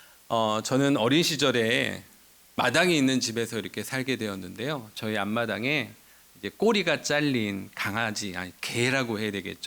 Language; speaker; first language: Korean; native; Korean